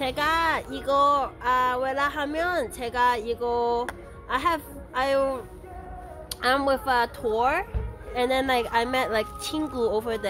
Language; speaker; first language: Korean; non-native, learner; English